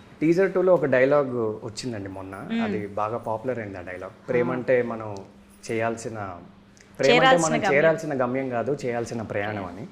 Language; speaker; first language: Telugu; native; Telugu